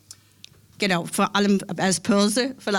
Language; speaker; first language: German; non-native, fluent; English